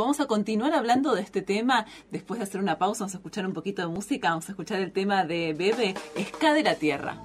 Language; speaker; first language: Spanish; native; Spanish